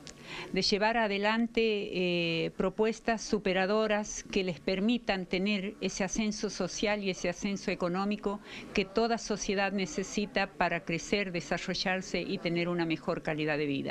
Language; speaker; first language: Spanish; native; Spanish